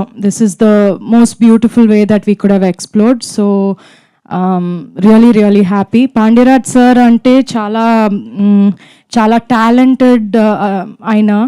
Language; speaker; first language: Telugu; non-native, fluent; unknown